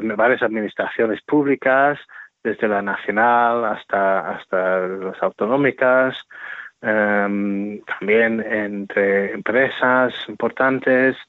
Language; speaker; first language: Spanish; non-native, fluent; English